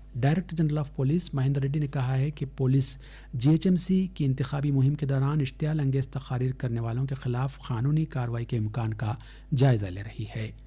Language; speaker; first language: Urdu; native; Urdu